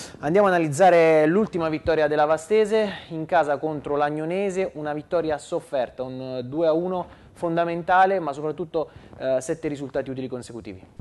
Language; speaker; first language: Italian; native; Italian